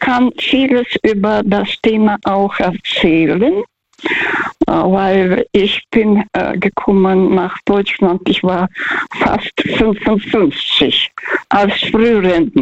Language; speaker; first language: German; non-native, fluent; Russian